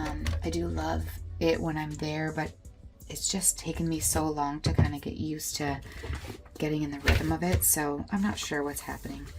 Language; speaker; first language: English; native; English